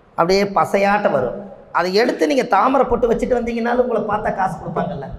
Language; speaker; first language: Tamil; native; Tamil